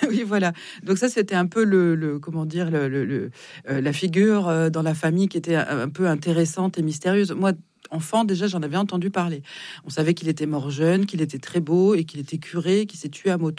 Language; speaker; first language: French; native; French